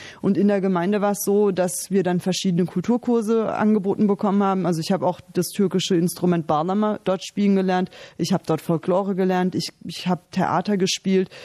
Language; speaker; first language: German; early bilingual, other home language; Turkish